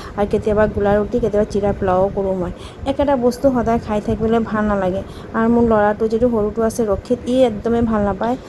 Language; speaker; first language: Assamese; native; Assamese